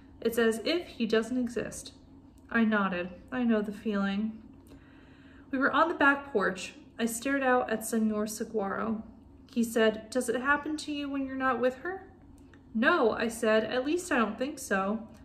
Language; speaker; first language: English; native; English